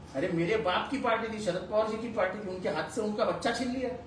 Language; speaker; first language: Hindi; non-native, local second language; Marathi